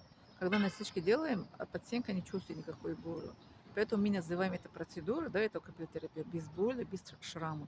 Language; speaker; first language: Russian; non-native, learner; Tajik